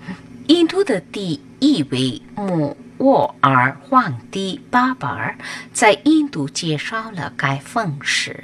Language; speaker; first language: Chinese; non-native, fluent; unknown